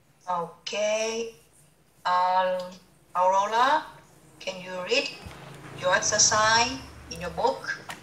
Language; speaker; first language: English; non-native, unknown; Vietnamese